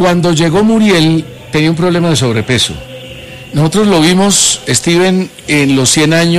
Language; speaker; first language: Spanish; native; Spanish